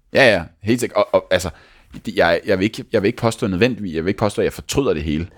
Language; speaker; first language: Danish; native; Danish